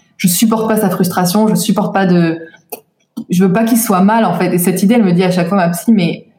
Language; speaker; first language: French; native; French